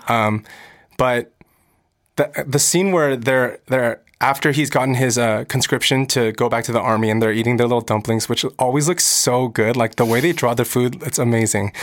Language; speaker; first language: English; early bilingual, other home language; Korean